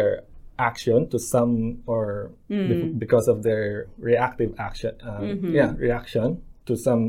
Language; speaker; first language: English; non-native, local second language; Filipino